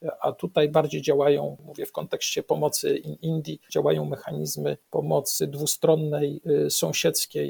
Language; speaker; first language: Polish; native; Polish